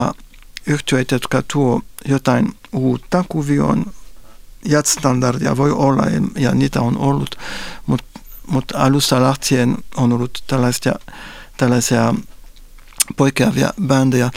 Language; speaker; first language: Finnish; non-native, fluent; French